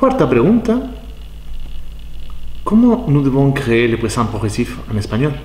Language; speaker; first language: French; non-native, fluent; Spanish